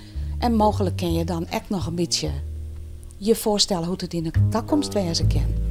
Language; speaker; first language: Dutch; non-native, local second language; Western Frisian